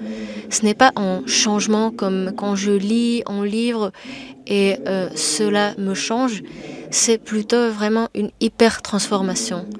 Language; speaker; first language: French; non-native, fluent; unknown